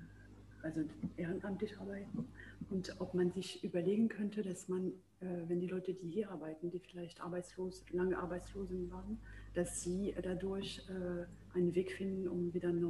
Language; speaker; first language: German; non-native, fluent; French